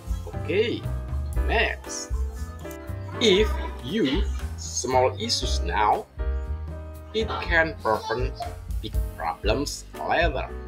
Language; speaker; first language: English; non-native, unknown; Indonesian